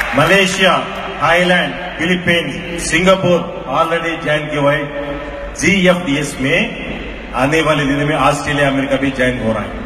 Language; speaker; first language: Hindi; non-native, local second language; Telugu